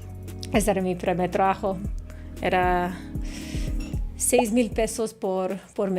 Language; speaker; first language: Spanish; non-native, fluent; English